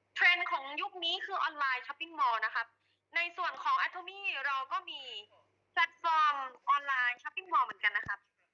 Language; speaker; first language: Thai; native; Thai